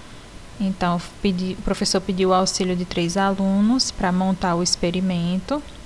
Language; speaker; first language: Portuguese; native; Portuguese